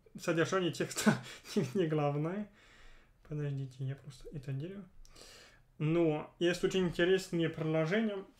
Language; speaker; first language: Russian; non-native, fluent; French